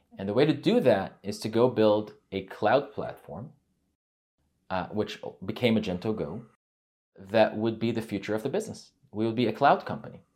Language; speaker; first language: English; native; English